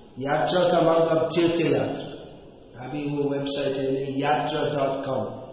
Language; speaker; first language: Hindi; non-native, fluent; English